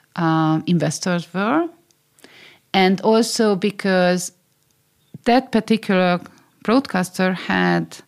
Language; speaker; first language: English; non-native, fluent; Hungarian